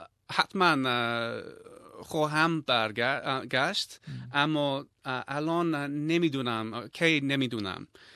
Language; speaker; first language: Persian; non-native, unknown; English